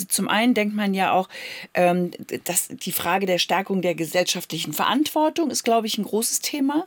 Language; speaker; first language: German; native; German